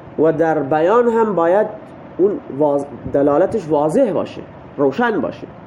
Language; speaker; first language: Persian; non-native, local second language; Baluchi